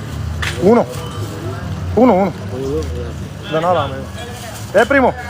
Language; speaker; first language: Spanish; non-native, learner; Bulgarian